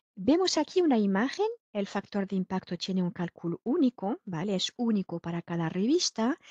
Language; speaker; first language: Spanish; non-native, fluent; French